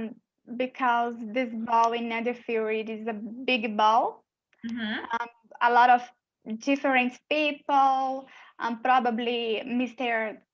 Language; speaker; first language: English; non-native, learner; Portuguese